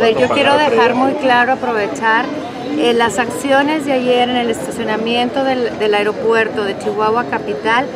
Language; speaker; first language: Spanish; native; Spanish